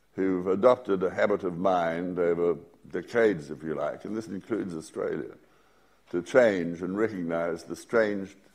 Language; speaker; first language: English; native; English